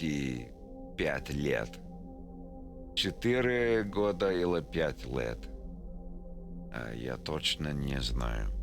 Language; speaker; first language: Russian; non-native, learner; English